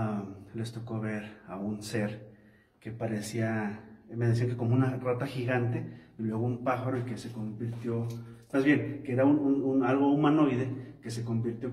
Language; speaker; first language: Spanish; native; Spanish